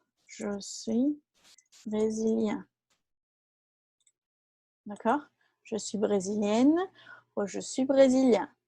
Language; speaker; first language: French; non-native, fluent; Portuguese